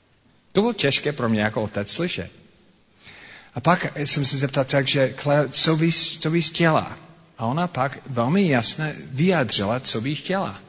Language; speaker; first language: Czech; non-native, fluent; English